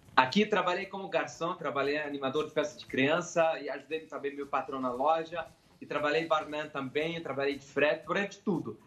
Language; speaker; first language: Portuguese; non-native, fluent; Arabic